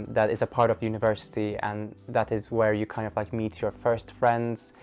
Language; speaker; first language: English; non-native, fluent; Turkish